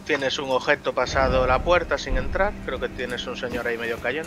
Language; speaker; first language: Spanish; native; Spanish